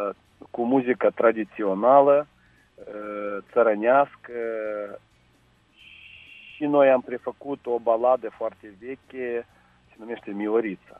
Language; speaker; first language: Romanian; non-native, local second language; Russian